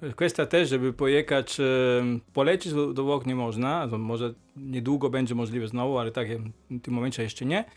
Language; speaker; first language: Polish; non-native, fluent; Italian